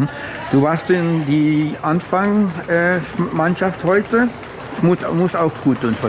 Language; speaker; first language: German; non-native, learner; Dutch